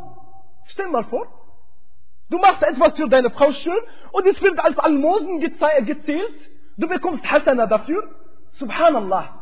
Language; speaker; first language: German; non-native, fluent; Arabic